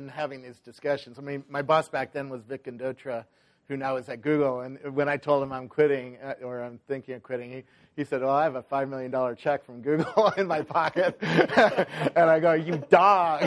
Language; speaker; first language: English; native; English